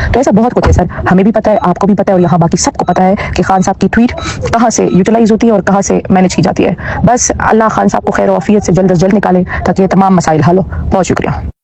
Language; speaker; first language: Urdu; non-native, local second language; Pashto